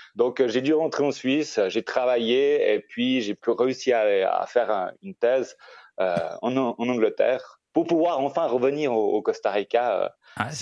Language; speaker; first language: French; native; French